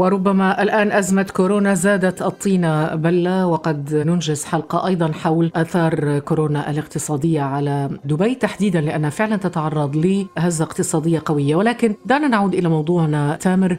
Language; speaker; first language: Arabic; native; Arabic